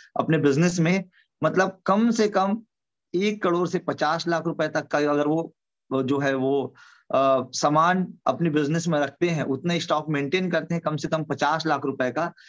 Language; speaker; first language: Hindi; native; Hindi